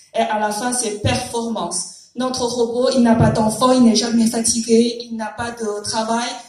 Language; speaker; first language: French; non-native, fluent; Chinese